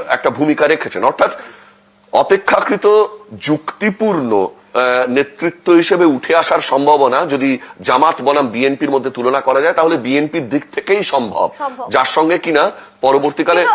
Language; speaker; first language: Bangla; native; Bangla